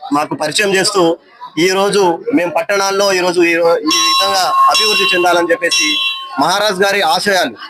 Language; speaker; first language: Telugu; non-native, local second language; Lambadi